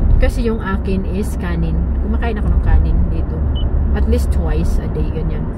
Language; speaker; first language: Filipino; native; Filipino